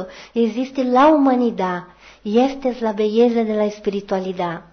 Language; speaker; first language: Portuguese; non-native, learner; Spanish